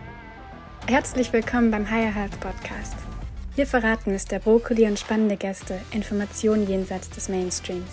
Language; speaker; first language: German; native; German